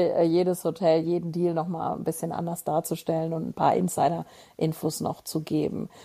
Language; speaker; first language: German; native; German